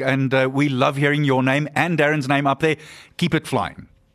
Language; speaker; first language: English; non-native, local second language; Afrikaans